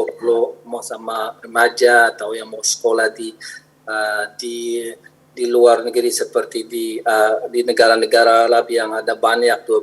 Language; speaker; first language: Indonesian; non-native, fluent; Arabic